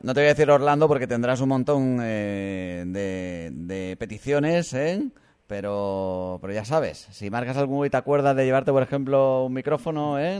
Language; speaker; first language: Spanish; native; Spanish